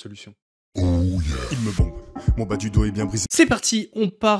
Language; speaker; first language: French; native; French